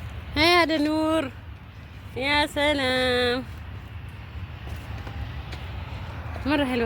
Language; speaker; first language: Arabic; non-native, learner; Amharic